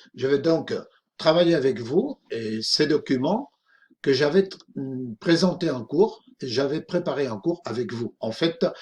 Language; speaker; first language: French; non-native, fluent; Spanish